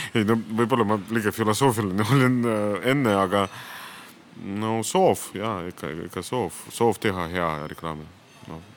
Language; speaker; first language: Estonian; non-native, local second language; Russian